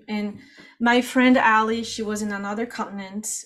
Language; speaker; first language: English; non-native, fluent; Portuguese